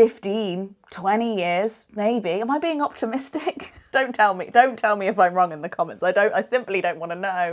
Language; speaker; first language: English; native; English